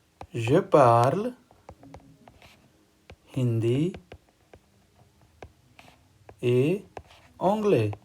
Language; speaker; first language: French; non-native, learner; Hindi